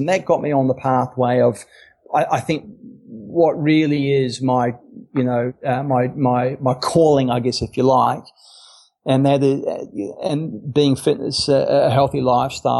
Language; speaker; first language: English; native; English